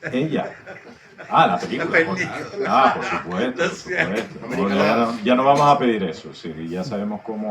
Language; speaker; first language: Spanish; native; Spanish